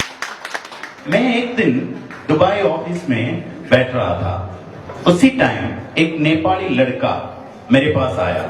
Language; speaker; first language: Hindi; non-native, learner; Nepali